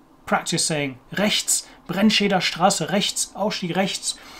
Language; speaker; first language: German; non-native, fluent; English